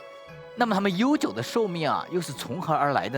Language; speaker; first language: Chinese; native; Chinese